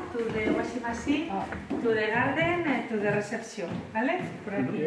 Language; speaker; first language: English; non-native, learner; Spanish